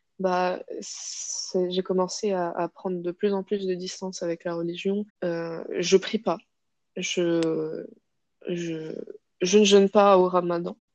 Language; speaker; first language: French; non-native, local second language; Arabic